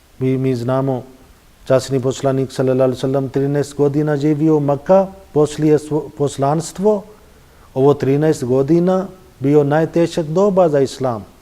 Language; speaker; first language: Bosnian; non-native, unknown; Urdu